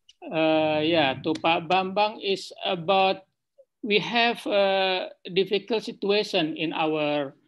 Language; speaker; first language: English; non-native, fluent; Indonesian